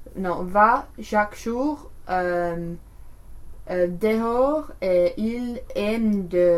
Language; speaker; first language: French; non-native, learner; English